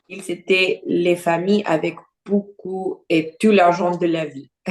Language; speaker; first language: French; non-native, learner; Portuguese